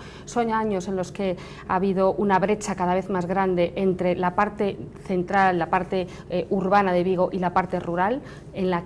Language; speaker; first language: Spanish; native; Spanish